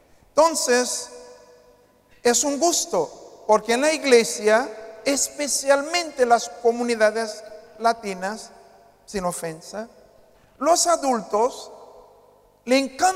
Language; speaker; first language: Spanish; non-native, fluent; Haitian Creole